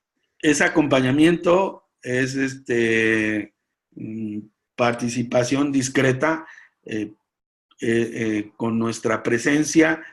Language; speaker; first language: Spanish; native; Spanish